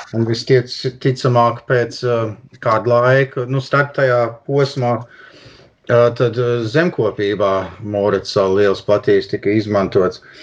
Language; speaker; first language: Latvian; early bilingual, heritage; Latvian